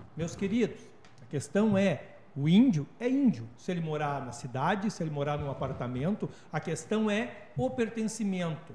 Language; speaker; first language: Portuguese; native; Portuguese